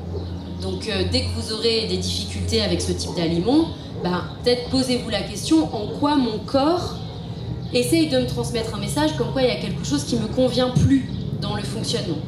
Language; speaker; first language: French; native; French